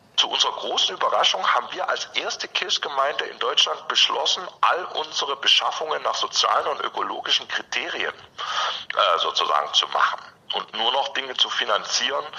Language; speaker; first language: German; native; German